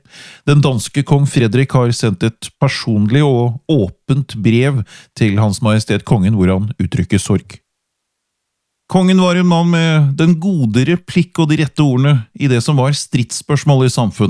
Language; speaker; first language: Norwegian; native; Norwegian